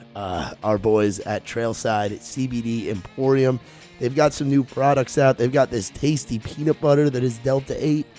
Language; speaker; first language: English; native; English